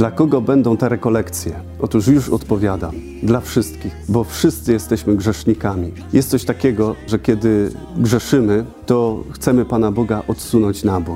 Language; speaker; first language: Polish; native; Polish